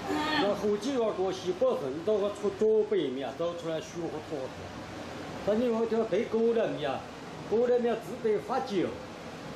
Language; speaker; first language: Chinese; native; Chinese